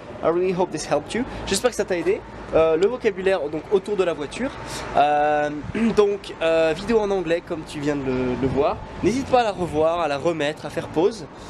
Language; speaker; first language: French; non-native, fluent; English